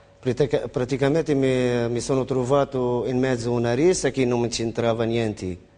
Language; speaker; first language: Italian; non-native, fluent; Arabic